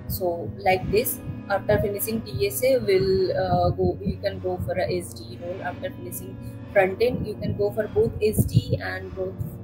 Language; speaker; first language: English; non-native, local second language; Bangla